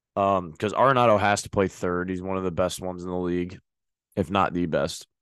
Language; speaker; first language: English; native; English